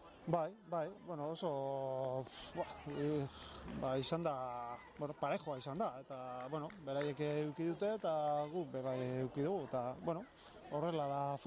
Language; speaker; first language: Basque; non-native, local second language; Spanish